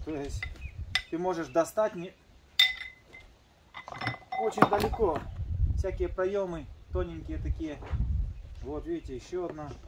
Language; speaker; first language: Russian; native; Russian